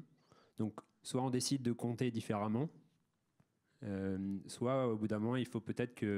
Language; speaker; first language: French; native; French